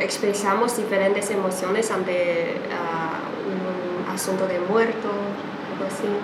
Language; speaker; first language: Spanish; non-native, fluent; Chinese